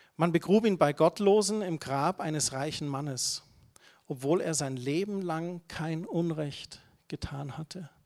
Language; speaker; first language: German; native; German